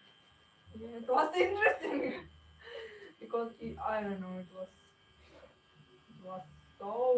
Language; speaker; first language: English; non-native, learner; Ukrainian